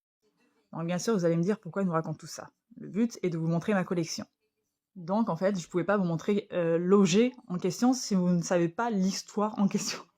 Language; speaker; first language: French; native; French